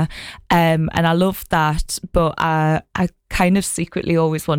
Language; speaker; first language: English; native; English